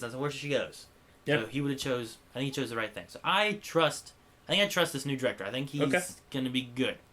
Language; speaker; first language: English; native; English